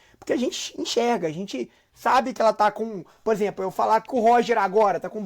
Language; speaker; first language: Portuguese; native; Portuguese